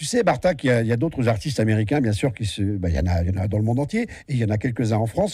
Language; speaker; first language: French; native; French